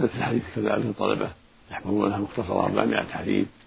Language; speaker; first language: Arabic; native; Arabic